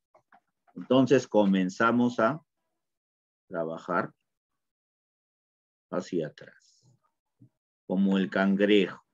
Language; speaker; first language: Spanish; native; Spanish